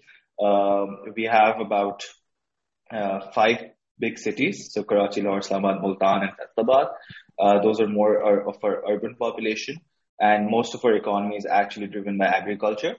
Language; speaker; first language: English; non-native, local second language; Urdu